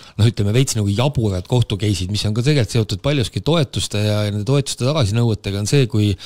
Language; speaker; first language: Estonian; native; Estonian